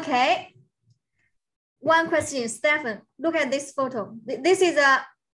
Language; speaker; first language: English; non-native, fluent; Chinese